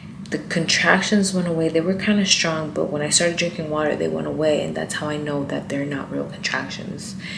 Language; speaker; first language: English; early bilingual, other home language; Spanish